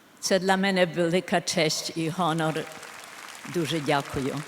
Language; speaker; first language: Ukrainian; early bilingual, other home language; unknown